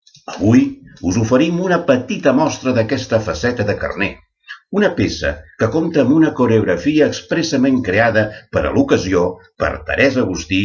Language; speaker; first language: Catalan; native; Catalan